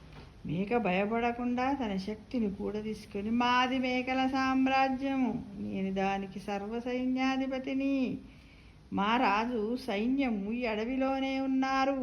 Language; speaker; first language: Telugu; native; Telugu